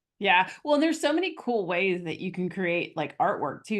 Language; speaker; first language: English; native; English